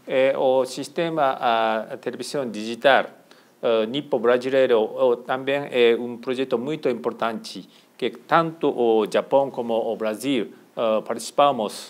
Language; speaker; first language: Portuguese; non-native, fluent; Japanese